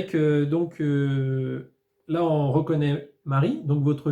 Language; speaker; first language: French; native; French